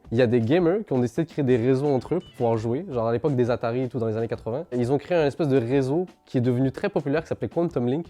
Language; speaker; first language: French; early bilingual, other home language; Arabic